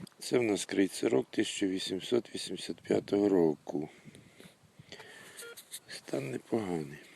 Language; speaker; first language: Ukrainian; native; Ukrainian